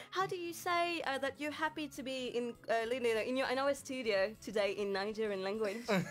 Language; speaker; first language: English; non-native, local second language; Morisyen